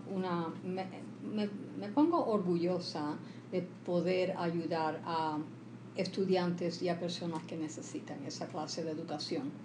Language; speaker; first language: Spanish; early bilingual, heritage; Spanish